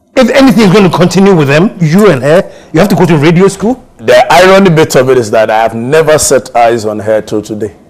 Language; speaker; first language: English; non-native, local second language; Akan